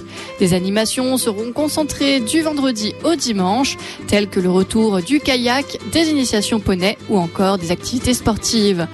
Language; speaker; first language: French; native; French